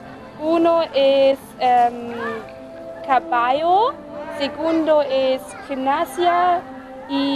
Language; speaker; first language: Spanish; non-native, learner; German